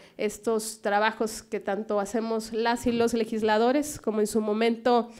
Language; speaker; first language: Spanish; native; Spanish